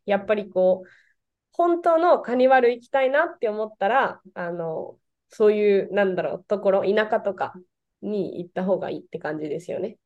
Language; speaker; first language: Japanese; non-native, fluent; Spanish